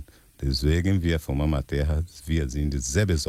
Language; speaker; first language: German; non-native, learner; Portuguese